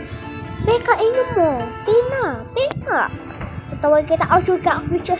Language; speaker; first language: Filipino; non-native, local second language; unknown